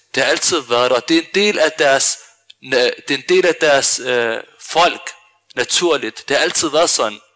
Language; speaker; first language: Danish; early bilingual, other home language; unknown